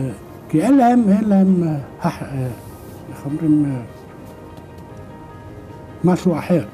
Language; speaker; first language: Hebrew; non-native, local second language; Arabic